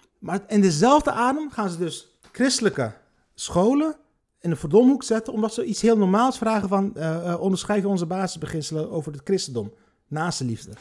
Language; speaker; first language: Dutch; early bilingual, other home language; Turkish